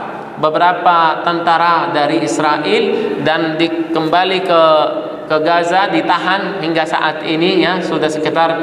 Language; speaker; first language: Indonesian; non-native, fluent; Arabic